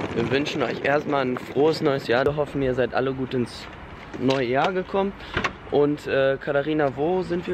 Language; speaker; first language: German; native; German